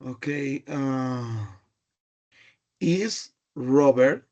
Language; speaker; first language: English; non-native, learner; Spanish